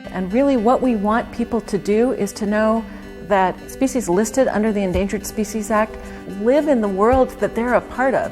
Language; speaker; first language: English; native; English